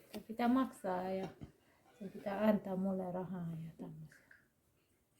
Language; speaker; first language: Finnish; non-native, learner; Thai